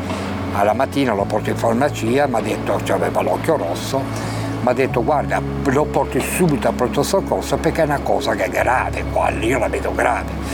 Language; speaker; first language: Italian; native; Italian